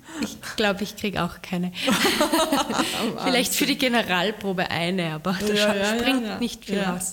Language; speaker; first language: German; native; German